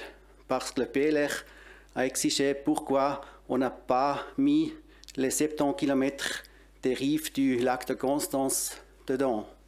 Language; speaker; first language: French; non-native, local second language; German